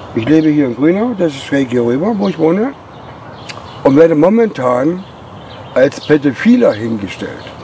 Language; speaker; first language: German; native; German